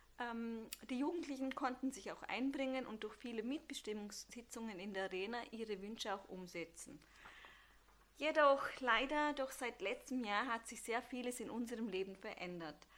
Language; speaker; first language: German; early bilingual, other home language; Turkish